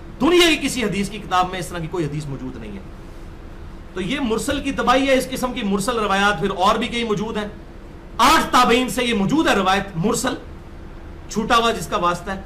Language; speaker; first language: Urdu; non-native, local second language; Punjabi